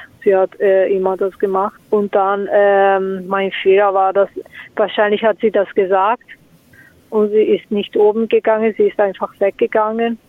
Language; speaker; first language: German; non-native, fluent; Italian